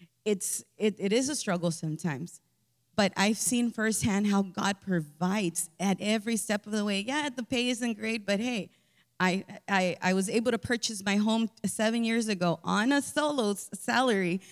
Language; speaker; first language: English; early bilingual, other home language; Spanish